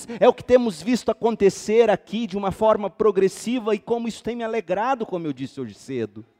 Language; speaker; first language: Portuguese; native; Portuguese